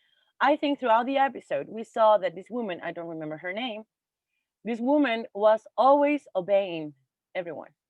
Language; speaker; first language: English; non-native, learner; Spanish